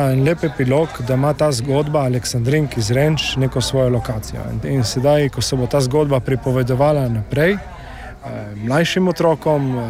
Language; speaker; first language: Slovenian; native; Slovenian